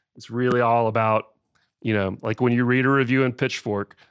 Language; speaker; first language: English; native; English